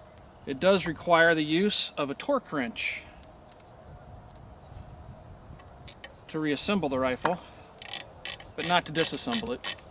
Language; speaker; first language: English; native; English